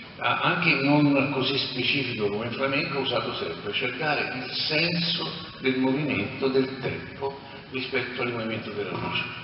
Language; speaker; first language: Italian; native; Italian